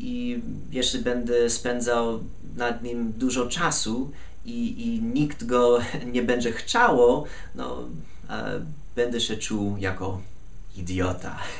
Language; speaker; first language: Polish; non-native, fluent; English